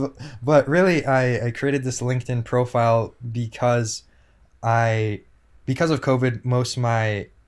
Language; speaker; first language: English; native; English